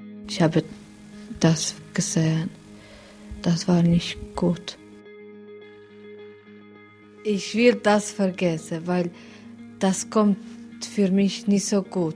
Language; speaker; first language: German; non-native, learner; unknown